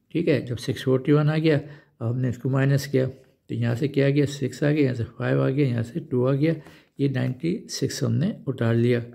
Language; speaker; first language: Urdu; non-native, local second language; Punjabi